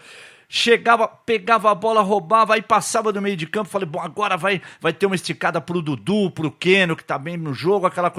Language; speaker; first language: Portuguese; native; Portuguese